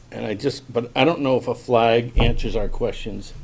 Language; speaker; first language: English; native; English